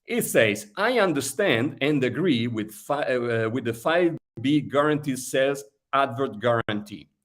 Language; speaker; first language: English; non-native, fluent; Italian